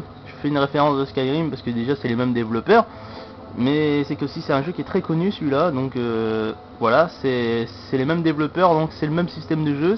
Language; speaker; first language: French; native; French